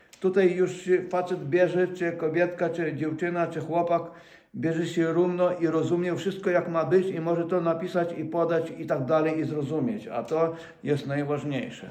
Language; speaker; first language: Polish; non-native, fluent; Ukrainian